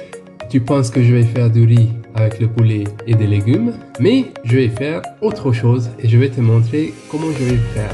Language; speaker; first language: French; non-native, fluent; Hungarian